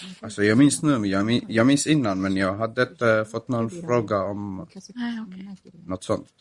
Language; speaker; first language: Swedish; non-native, fluent; Arabic